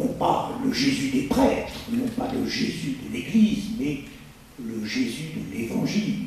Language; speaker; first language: French; native; French